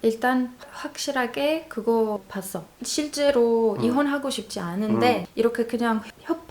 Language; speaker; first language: Korean; non-native, fluent; Arabic